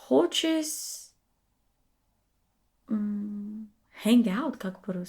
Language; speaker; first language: Russian; non-native, learner; English